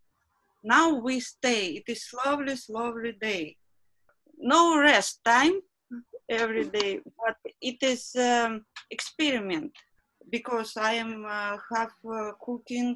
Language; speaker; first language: English; non-native, learner; Russian